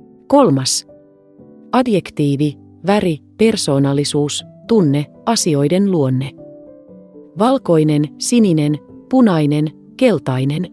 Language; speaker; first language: Finnish; non-native, fluent; Vietnamese